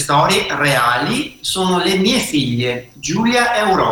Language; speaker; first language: Italian; native; Italian